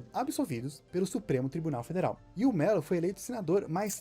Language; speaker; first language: Portuguese; native; Portuguese